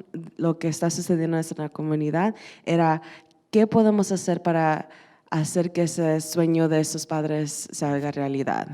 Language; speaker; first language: Spanish; early bilingual, heritage; Spanish